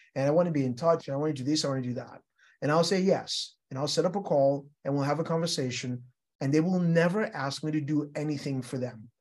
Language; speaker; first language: English; non-native, local second language; Yoruba